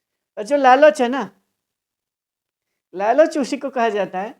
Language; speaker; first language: Hindi; non-native, local second language; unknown